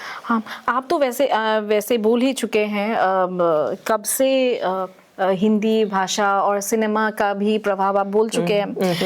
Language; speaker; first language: Hindi; native; Hindi